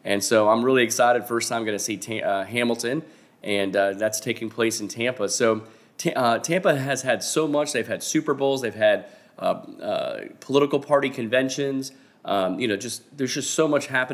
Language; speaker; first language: English; native; English